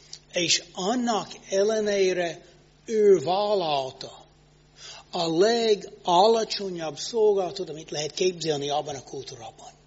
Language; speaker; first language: Hungarian; non-native, fluent; English